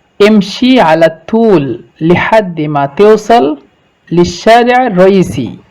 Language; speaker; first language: Arabic; non-native, fluent; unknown